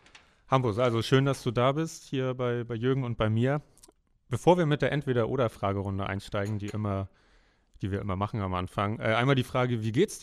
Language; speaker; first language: German; native; German